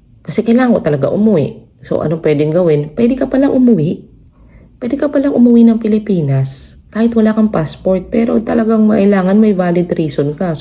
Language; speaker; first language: Filipino; non-native, local second language; Cebuano